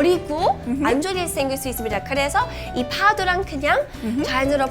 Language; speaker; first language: Korean; non-native, fluent; English